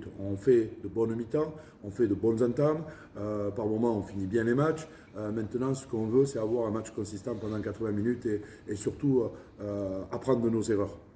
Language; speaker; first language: French; native; French